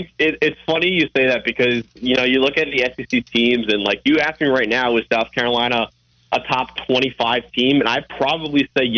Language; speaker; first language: English; native; English